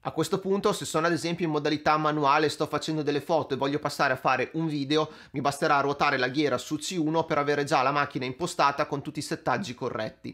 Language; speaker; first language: Italian; native; Italian